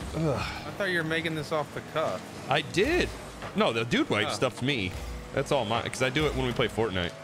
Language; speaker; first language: English; native; English